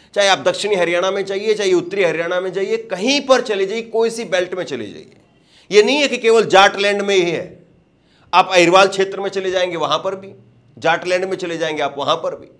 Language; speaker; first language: Hindi; native; Hindi